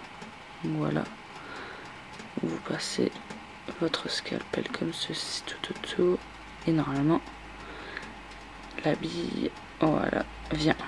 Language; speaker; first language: French; native; French